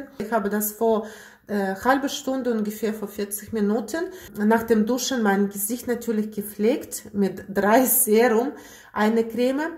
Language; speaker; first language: German; non-native, fluent; Russian